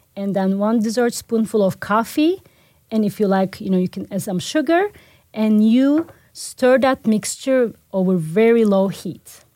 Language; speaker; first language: English; non-native, fluent; Turkish